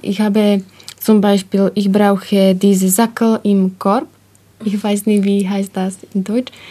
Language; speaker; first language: German; non-native, learner; Slovak